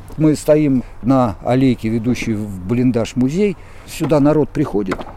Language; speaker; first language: Russian; native; Russian